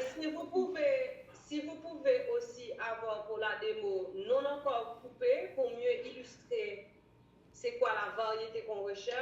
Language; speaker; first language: French; native; French